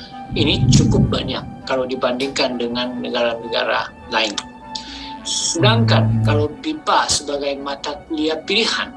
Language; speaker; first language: Indonesian; non-native, fluent; Japanese